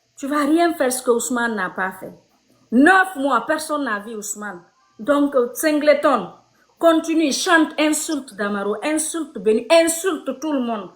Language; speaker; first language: French; non-native, local second language; Fula